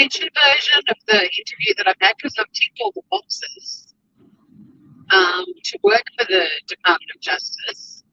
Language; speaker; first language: English; native; English